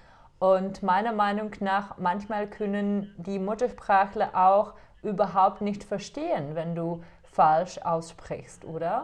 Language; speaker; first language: German; non-native, fluent; Czech